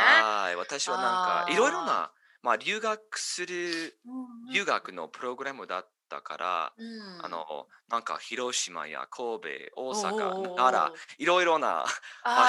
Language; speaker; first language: Japanese; non-native, learner; English